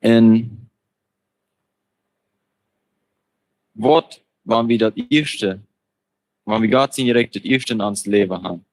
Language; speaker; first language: German; non-native, local second language; Plautdietsch